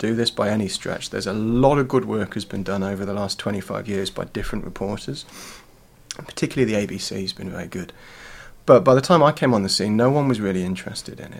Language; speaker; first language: English; native; English